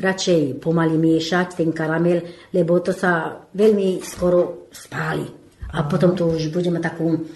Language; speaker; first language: Slovak; non-native, local second language; Hungarian